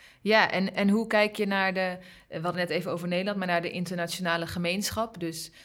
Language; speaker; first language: Dutch; non-native, learner; Uyghur